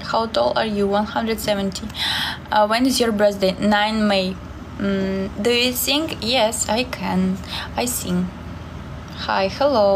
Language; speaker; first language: English; non-native, learner; Russian